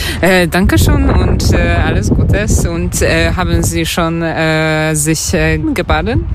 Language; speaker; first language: German; non-native, learner; Polish